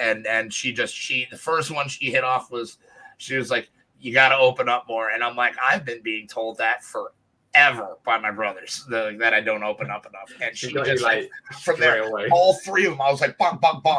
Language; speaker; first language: English; native; English